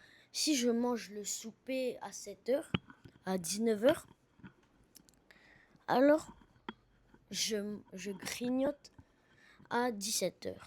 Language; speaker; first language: French; non-native, learner; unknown